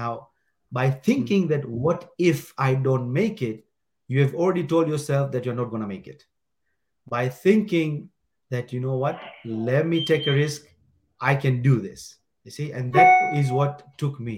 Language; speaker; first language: English; non-native, local second language; Gujarati